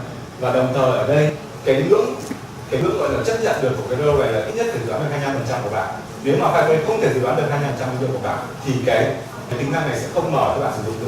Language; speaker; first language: Vietnamese; native; Vietnamese